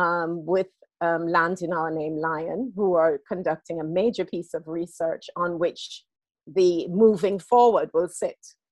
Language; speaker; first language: English; native; English